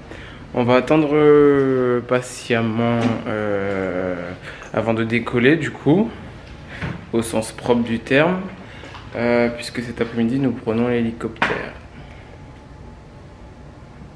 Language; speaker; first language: French; native; French